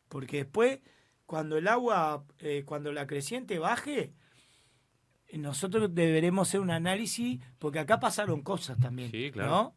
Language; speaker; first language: Spanish; native; Spanish